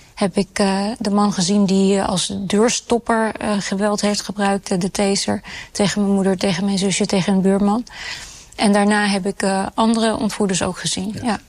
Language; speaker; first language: Dutch; early bilingual, other home language; Urdu